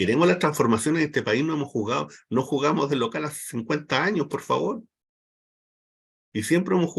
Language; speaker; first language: Spanish; native; Spanish